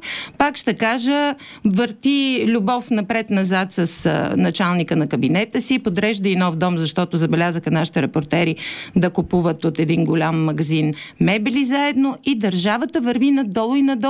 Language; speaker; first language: Bulgarian; native; Bulgarian